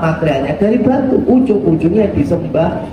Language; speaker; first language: Indonesian; native; Indonesian